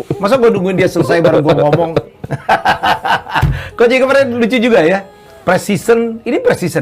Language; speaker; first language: Indonesian; native; Indonesian